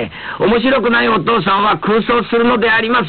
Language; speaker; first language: Japanese; native; Japanese